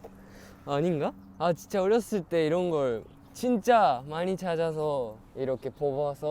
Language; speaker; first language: Korean; non-native, learner; Japanese